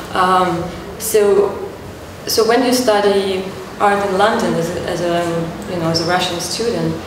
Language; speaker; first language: English; non-native, fluent; Russian